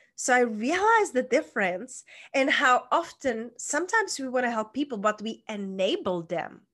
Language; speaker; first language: English; non-native, fluent; Czech